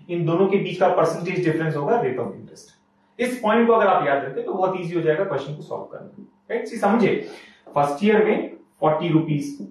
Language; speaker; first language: Hindi; native; Hindi